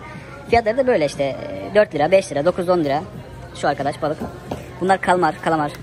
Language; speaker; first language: Turkish; native; Turkish